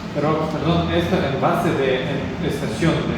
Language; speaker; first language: Spanish; non-native, learner; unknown